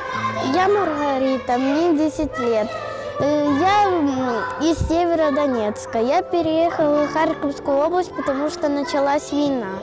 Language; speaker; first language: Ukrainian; non-native, local second language; Russian